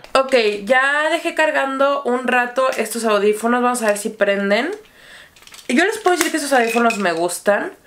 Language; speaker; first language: Spanish; native; Spanish